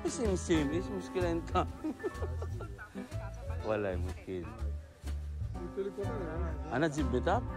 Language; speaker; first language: Arabic; non-native, learner; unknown